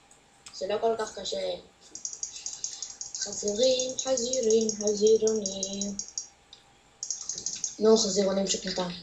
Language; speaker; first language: Hebrew; native; Hebrew